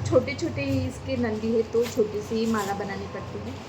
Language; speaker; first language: Hindi; non-native, local second language; Marathi